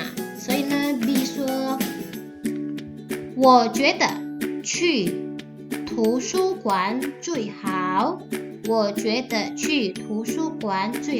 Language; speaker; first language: Chinese; non-native, fluent; Indonesian